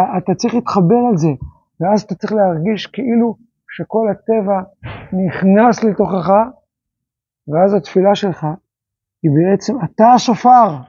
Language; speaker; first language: Hebrew; native; Hebrew